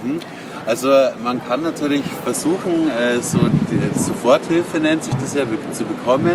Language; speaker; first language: German; native; German